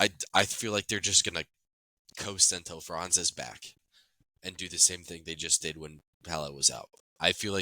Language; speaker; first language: English; native; English